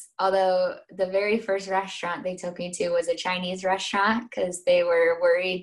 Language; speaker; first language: English; native; English